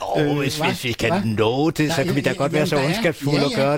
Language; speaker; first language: Danish; native; Danish